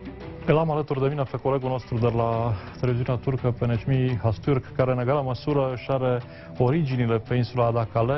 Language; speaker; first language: Romanian; native; Romanian